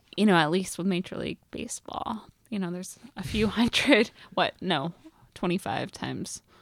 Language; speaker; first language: English; native; English